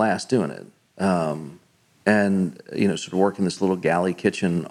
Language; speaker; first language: English; native; English